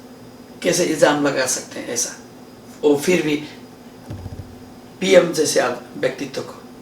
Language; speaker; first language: Hindi; non-native, learner; Nepali